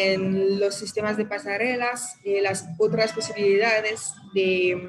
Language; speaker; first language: Spanish; non-native, fluent; French